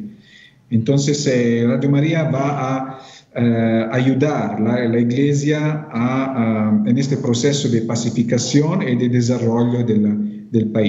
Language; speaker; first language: Spanish; non-native, fluent; Italian